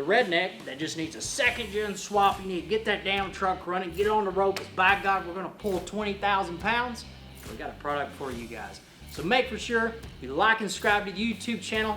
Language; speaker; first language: English; native; English